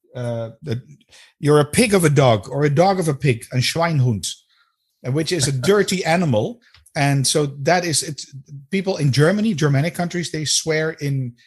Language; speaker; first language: English; non-native, fluent; Dutch